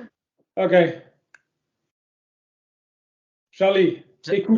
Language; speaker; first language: French; non-native, learner; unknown